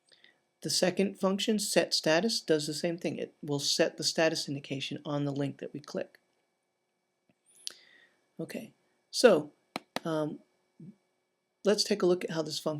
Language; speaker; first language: English; native; English